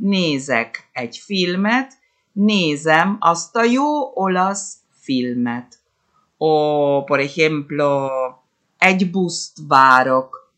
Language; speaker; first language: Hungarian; early bilingual, heritage; Spanish